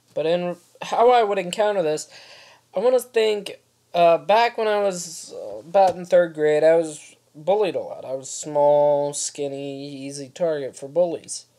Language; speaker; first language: English; native; English